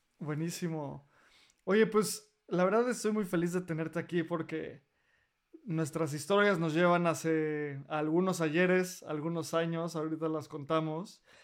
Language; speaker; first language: Spanish; native; Spanish